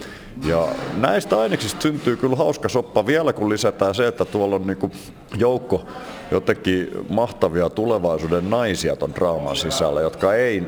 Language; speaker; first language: Finnish; native; Finnish